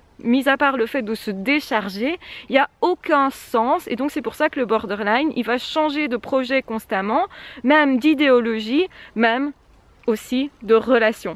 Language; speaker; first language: French; native; French